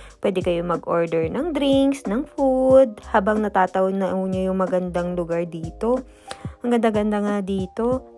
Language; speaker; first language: Filipino; native; Filipino